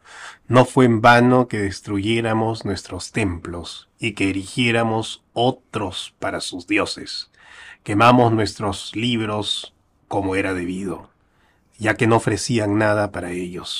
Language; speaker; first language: Spanish; native; Spanish